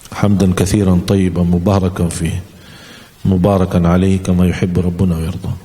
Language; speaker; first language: Malay; non-native, fluent; Arabic